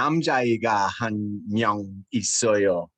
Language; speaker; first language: Korean; non-native, learner; English